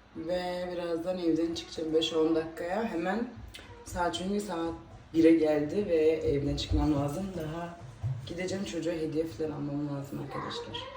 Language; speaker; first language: Turkish; early bilingual, heritage; Turkish